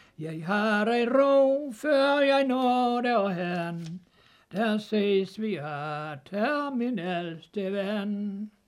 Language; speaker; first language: Danish; native; Danish